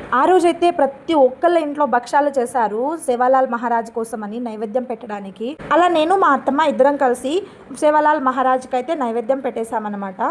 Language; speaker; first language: Telugu; non-native, local second language; Lambadi